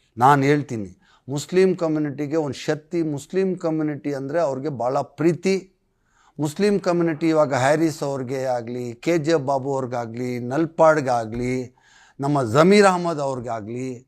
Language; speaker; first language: Kannada; non-native, local second language; Urdu